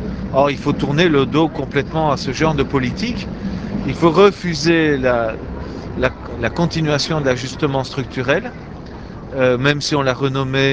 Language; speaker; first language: French; native; French